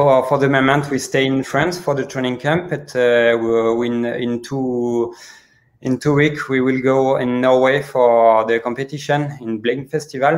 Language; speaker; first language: English; non-native, learner; French